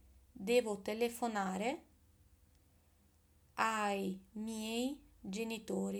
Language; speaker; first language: Italian; native; Italian